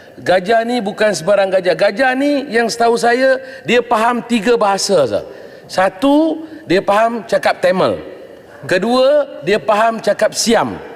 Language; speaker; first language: Malay; native; Malay